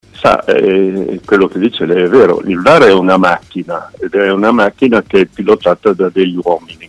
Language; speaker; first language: Italian; native; Italian